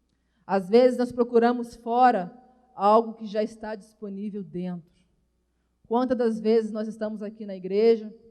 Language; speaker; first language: Portuguese; native; Portuguese